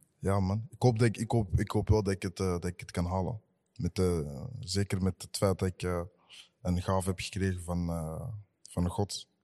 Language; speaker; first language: Dutch; early bilingual, other home language; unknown